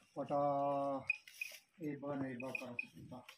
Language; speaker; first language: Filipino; non-native, learner; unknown